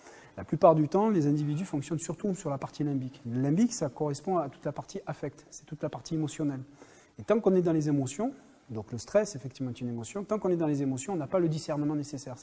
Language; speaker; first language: French; native; French